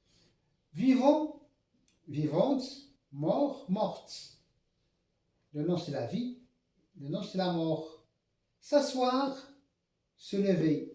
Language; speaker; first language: French; non-native, local second language; Arabic